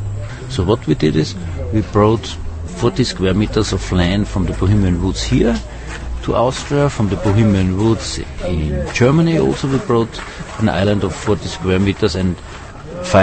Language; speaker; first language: English; non-native, fluent; German